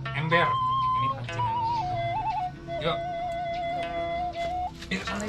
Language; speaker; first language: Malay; non-native, local second language; Sundanese